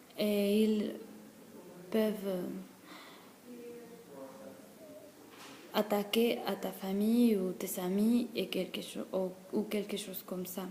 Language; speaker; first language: French; non-native, learner; Spanish